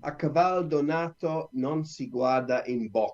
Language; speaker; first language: Italian; non-native, learner; English